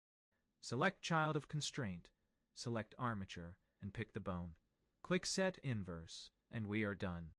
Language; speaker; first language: English; non-native, fluent; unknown